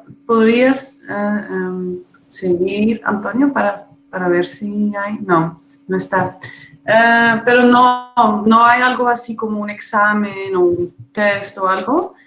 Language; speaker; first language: Spanish; non-native, fluent; Dutch